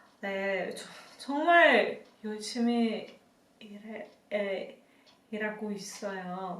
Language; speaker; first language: Korean; non-native, learner; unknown